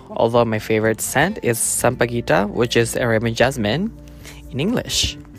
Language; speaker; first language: English; non-native, local second language; Filipino